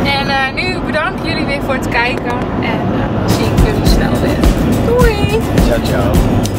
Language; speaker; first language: Dutch; native; Dutch